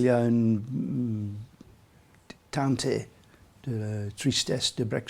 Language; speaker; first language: French; non-native, learner; English